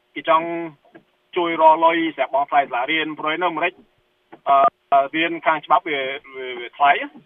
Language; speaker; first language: Khmer; early bilingual, heritage; Khmer